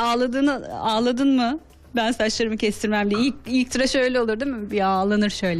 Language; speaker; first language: Turkish; native; Turkish